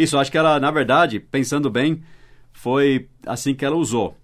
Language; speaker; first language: Portuguese; early bilingual, other home language; English